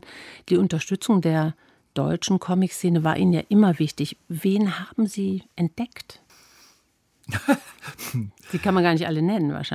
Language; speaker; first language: German; native; German